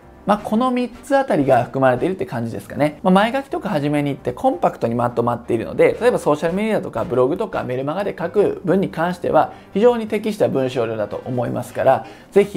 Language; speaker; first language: Japanese; native; Japanese